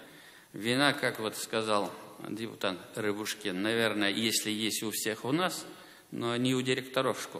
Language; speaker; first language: Russian; native; Russian